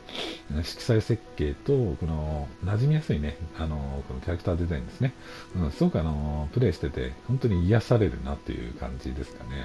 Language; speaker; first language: Japanese; native; Japanese